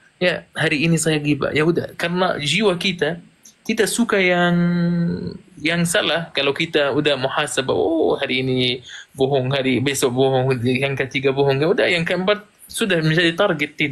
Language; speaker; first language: Indonesian; non-native, fluent; Arabic